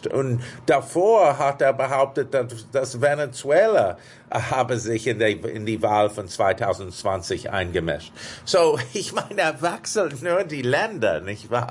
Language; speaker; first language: German; non-native, fluent; English